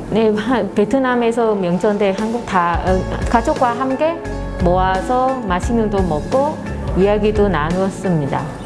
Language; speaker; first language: Korean; non-native, fluent; Vietnamese